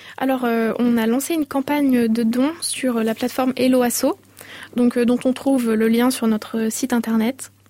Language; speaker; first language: French; native; French